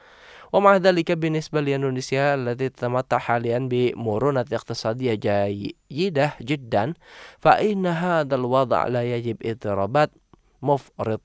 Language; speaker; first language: Arabic; non-native, fluent; Indonesian